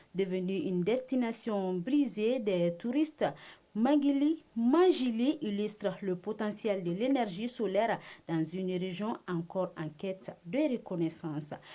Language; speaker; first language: French; non-native, local second language; Bambara